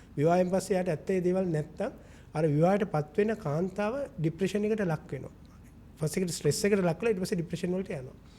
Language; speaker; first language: Sinhala; non-native, local second language; Malay